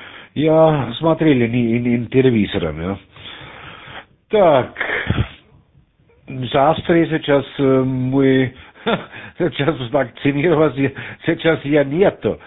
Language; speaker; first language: Russian; non-native, learner; German